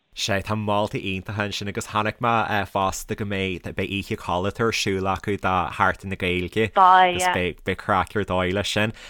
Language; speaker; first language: Irish; native; Irish